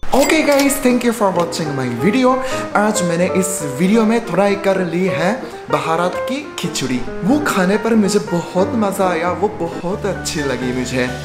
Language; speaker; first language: Hindi; non-native, fluent; Japanese